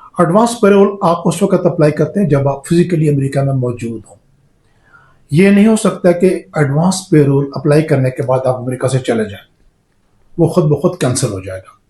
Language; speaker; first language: Urdu; native; Urdu